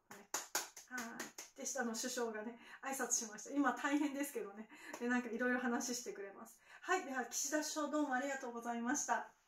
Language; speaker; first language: Japanese; native; Japanese